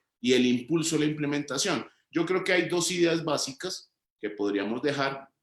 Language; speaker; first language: Spanish; native; Spanish